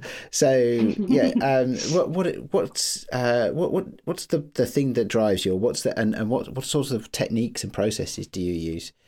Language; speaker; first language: English; native; English